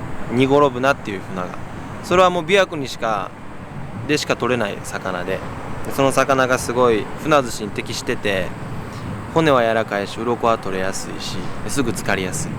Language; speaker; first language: Japanese; native; Japanese